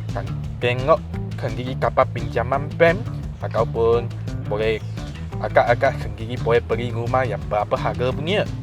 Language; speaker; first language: Malay; non-native, local second language; Chinese